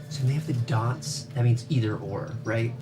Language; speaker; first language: English; native; English